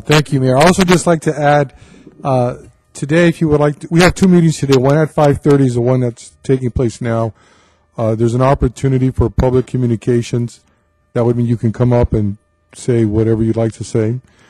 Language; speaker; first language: English; early bilingual, other home language; Spanish